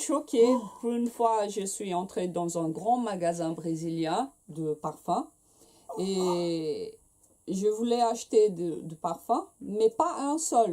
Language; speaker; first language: French; non-native, fluent; Portuguese